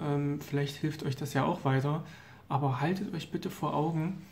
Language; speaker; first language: German; native; German